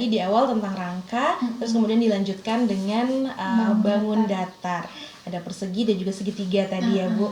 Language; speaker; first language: Indonesian; native; Indonesian